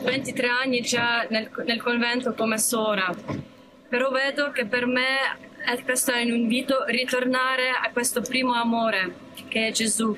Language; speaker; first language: Italian; non-native, learner; Ukrainian